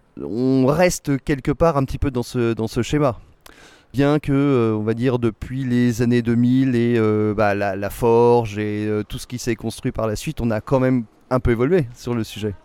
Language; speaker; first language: French; native; French